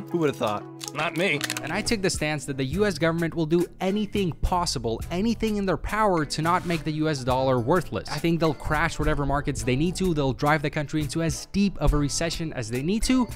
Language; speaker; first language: English; native; English